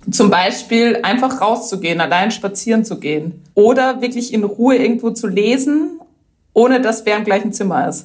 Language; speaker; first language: German; native; German